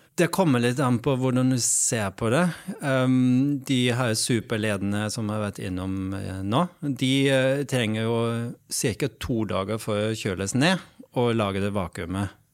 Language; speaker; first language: Norwegian; non-native, fluent; Dutch